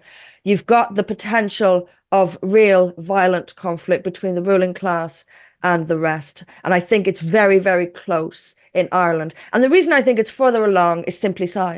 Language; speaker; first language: English; native; English